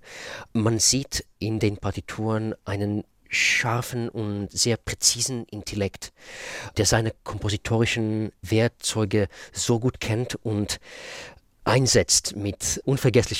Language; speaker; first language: German; non-native, fluent; Russian